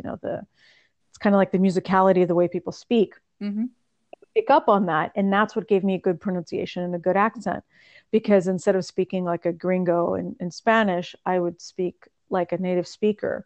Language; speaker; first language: English; early bilingual, other home language; Russian